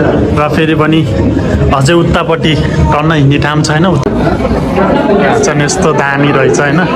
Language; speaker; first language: Nepali; native; Nepali